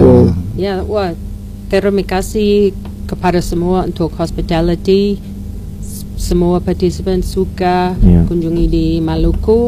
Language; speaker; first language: Indonesian; non-native, learner; English